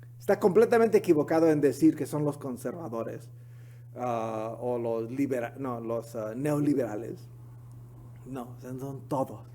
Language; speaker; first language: Spanish; early bilingual, heritage; Spanish